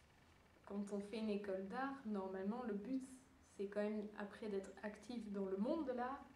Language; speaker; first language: French; early bilingual, other home language; Dutch